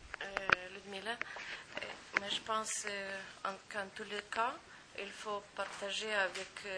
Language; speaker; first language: French; non-native, fluent; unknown